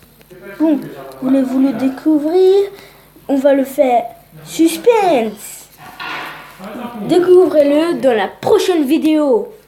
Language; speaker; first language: French; early bilingual, other home language; Polish